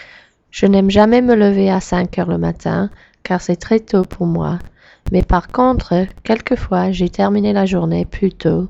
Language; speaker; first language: French; non-native, learner; English